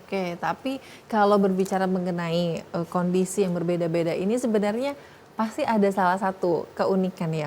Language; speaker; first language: Indonesian; native; Indonesian